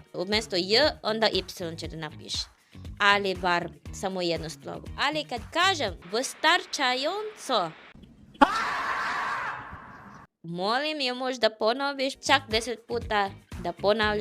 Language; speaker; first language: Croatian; non-native, fluent; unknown